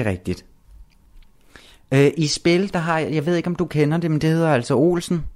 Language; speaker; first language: Danish; native; Danish